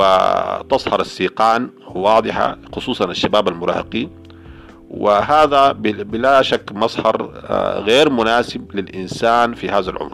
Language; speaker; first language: Arabic; native; Arabic